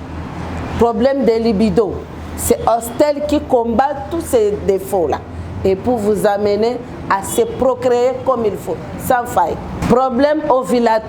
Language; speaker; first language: French; non-native, local second language; Lingala